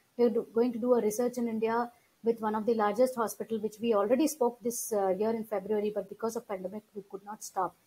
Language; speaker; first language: English; non-native, local second language; Gujarati